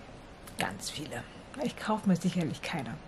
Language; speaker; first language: German; native; German